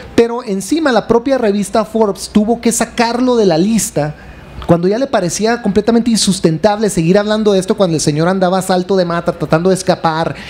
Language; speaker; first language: Spanish; native; Spanish